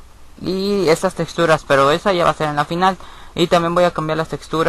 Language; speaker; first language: Spanish; native; Spanish